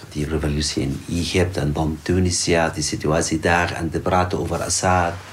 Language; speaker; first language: Dutch; non-native, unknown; Arabic